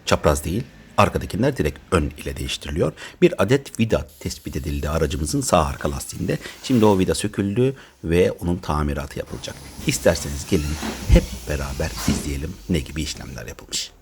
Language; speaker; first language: Turkish; native; Turkish